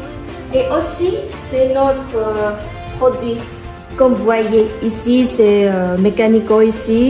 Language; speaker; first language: French; non-native, learner; Chinese